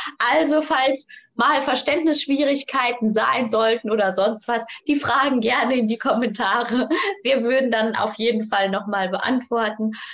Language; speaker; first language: German; native; German